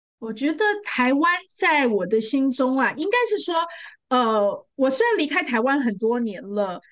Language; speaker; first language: Chinese; native; Chinese